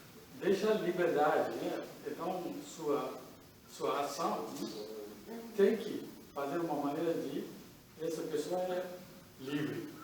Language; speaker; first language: Portuguese; non-native, learner; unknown